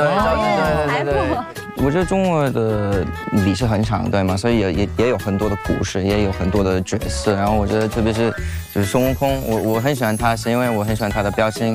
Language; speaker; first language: Chinese; non-native, fluent; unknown